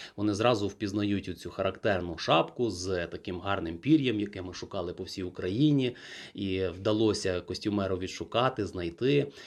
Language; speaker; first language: Ukrainian; native; Ukrainian